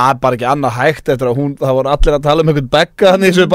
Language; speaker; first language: Icelandic; native; Icelandic